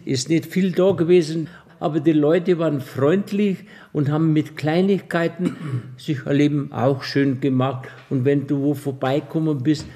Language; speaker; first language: German; non-native, fluent; Slovenian